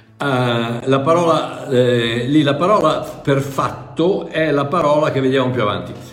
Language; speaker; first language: Italian; non-native, fluent; English